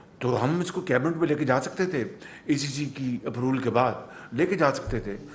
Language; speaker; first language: Urdu; non-native, local second language; Punjabi